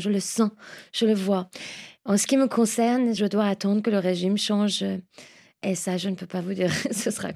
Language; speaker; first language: French; non-native, fluent; Persian